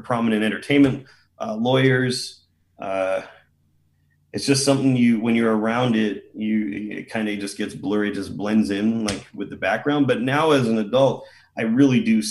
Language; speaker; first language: English; native; English